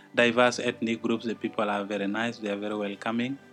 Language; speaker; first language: English; non-native, fluent; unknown